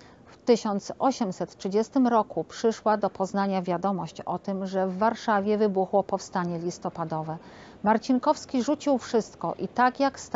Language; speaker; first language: Polish; native; Polish